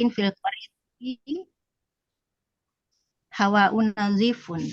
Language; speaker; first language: Arabic; non-native, learner; Indonesian